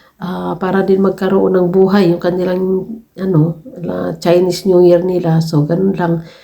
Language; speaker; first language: Filipino; native; Filipino